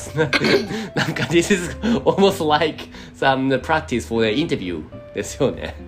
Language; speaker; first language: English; non-native, fluent; Japanese